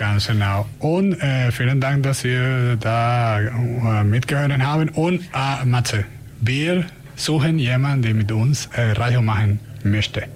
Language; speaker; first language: German; non-native, learner; Spanish